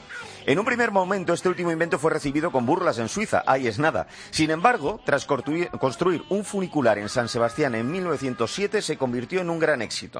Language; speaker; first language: Spanish; native; Spanish